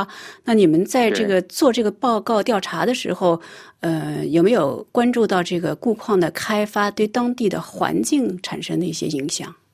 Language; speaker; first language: Chinese; native; Chinese